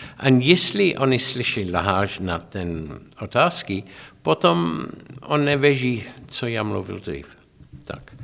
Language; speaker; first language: Czech; non-native, learner; English